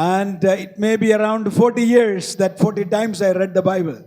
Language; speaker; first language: English; non-native, local second language; Malayalam